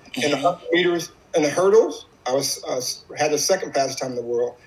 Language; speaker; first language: English; native; English